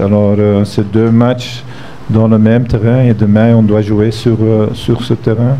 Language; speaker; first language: French; non-native, fluent; Dutch